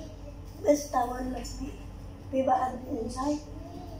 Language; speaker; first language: English; non-native, learner; Filipino